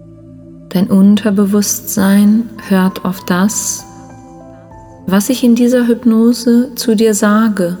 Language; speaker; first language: German; native; German